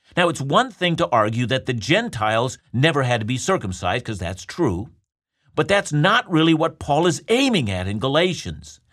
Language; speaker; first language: English; native; English